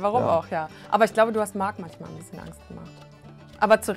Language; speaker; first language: German; native; German